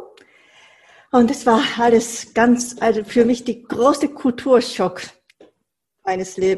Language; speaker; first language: German; non-native, fluent; Japanese